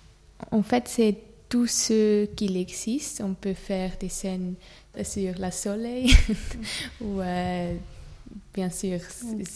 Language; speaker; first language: French; non-native, learner; German